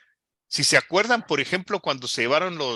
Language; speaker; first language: Spanish; native; Spanish